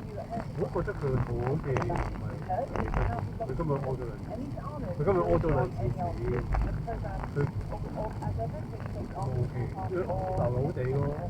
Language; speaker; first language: Cantonese; early bilingual, heritage; Cantonese